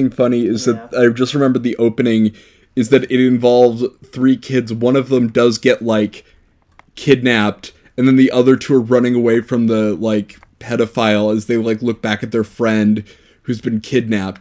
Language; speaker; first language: English; native; English